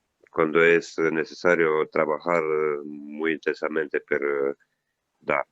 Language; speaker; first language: Spanish; non-native, learner; Italian